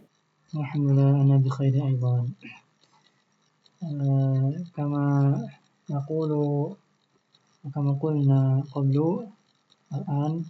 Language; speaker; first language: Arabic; non-native, fluent; Indonesian